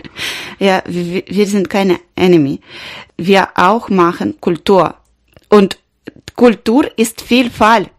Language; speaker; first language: German; non-native, learner; Ukrainian